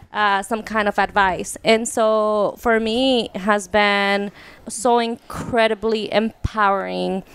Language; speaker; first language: English; early bilingual, other home language; Spanish